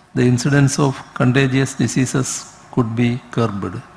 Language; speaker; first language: English; non-native, local second language; Malayalam